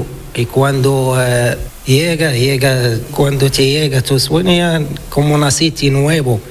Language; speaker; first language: Spanish; non-native, learner; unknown